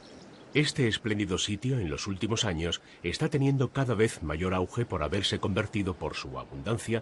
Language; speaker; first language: Spanish; native; Spanish